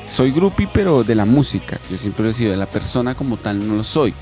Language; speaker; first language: Spanish; native; Spanish